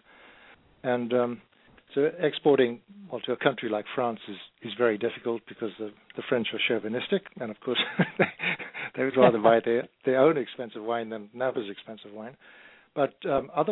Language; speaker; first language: English; native; English